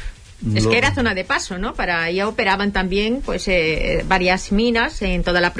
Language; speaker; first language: Spanish; native; Spanish